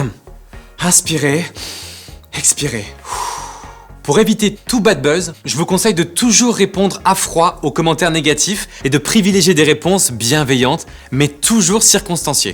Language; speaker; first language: French; native; French